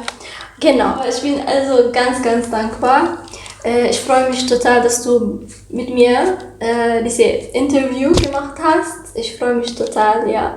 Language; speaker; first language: German; non-native, learner; Arabic